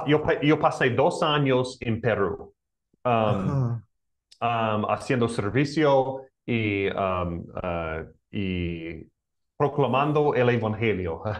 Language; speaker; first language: Spanish; non-native, learner; English